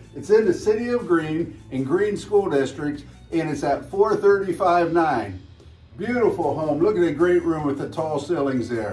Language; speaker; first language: English; native; English